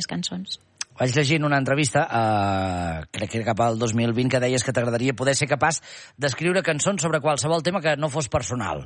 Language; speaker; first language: Catalan; native; Catalan